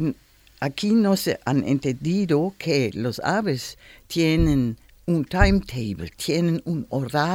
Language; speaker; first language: Spanish; non-native, learner; German